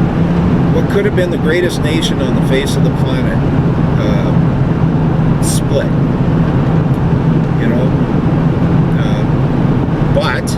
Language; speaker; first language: English; native; English